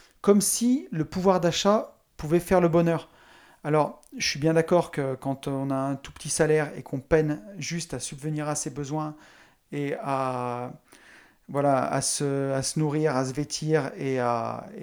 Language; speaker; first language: French; native; French